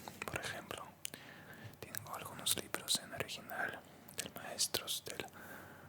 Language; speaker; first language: Spanish; non-native, learner; Russian